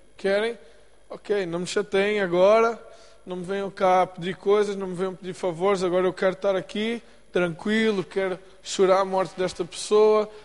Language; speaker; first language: Portuguese; native; Portuguese